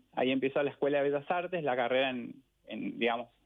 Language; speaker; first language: Spanish; native; Spanish